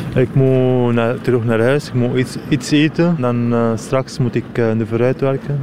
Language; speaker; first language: Dutch; non-native, learner; Arabic